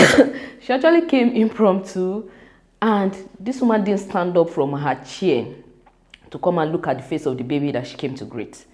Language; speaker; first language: English; non-native, local second language; Yoruba